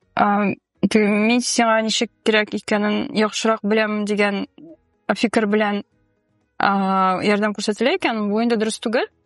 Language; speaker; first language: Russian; non-native, local second language; Tatar